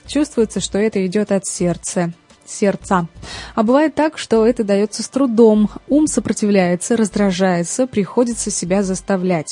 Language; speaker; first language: Russian; native; Russian